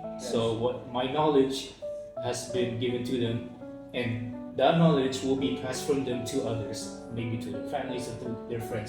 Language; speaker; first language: English; non-native, fluent; Indonesian